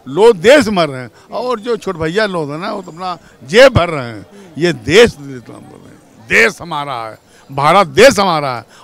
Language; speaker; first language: Hindi; native; Hindi